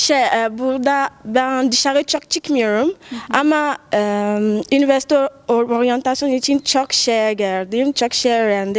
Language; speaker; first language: Turkish; non-native, learner; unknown